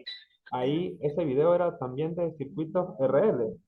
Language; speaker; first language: Spanish; native; Spanish